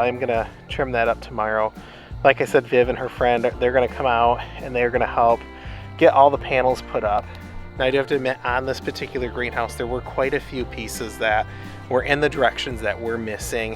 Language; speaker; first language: English; native; English